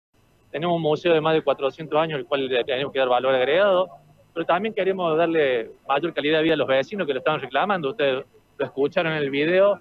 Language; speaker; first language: Spanish; native; Spanish